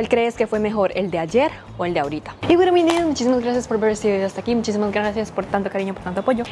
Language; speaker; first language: Spanish; native; Spanish